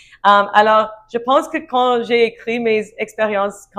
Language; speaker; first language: French; non-native, learner; English